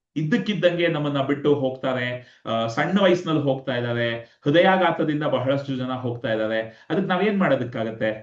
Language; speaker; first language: Kannada; native; Kannada